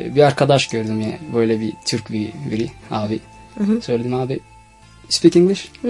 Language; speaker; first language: Turkish; non-native, fluent; Somali